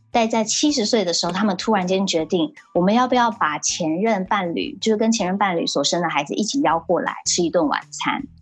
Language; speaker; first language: Chinese; early bilingual, heritage; Chinese